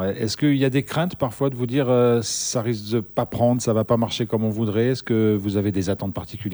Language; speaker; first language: French; native; French